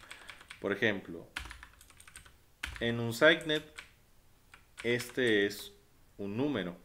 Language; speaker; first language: Spanish; native; Spanish